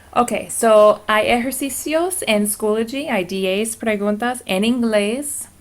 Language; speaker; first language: Spanish; non-native, fluent; English